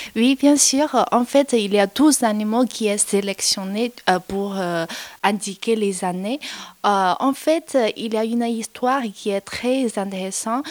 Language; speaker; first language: French; non-native, learner; Chinese